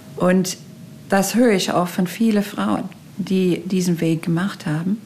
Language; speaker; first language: German; non-native, fluent; English